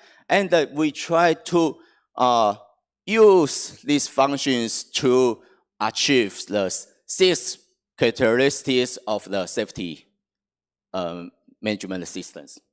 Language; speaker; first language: English; non-native, fluent; Chinese